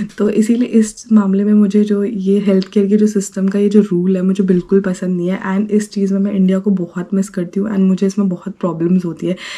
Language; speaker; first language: Hindi; native; Hindi